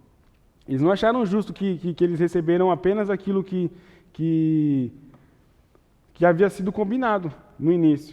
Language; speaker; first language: Portuguese; native; Portuguese